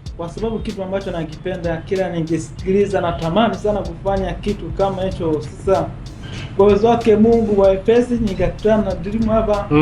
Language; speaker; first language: Swahili; non-native, local second language; Sukuma